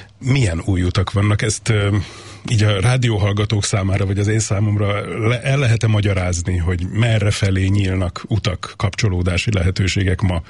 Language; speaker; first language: Hungarian; native; Hungarian